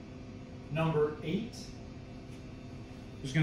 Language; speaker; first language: English; native; English